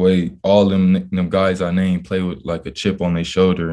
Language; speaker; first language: English; native; English